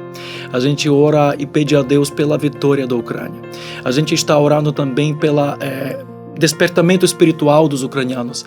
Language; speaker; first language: Portuguese; non-native, fluent; Ukrainian